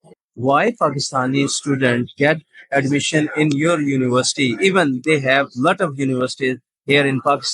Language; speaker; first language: English; non-native, local second language; Urdu